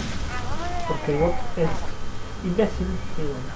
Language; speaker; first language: Spanish; native; Spanish